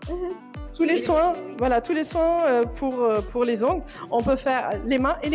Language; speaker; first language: French; native; French